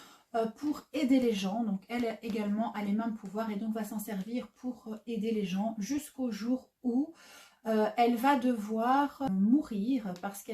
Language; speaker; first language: French; native; French